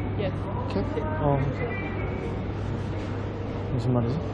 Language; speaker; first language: English; non-native, learner; Korean